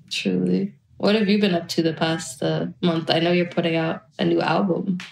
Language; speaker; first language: English; native; English